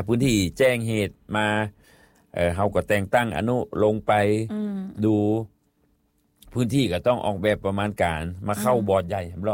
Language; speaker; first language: Thai; non-native, local second language; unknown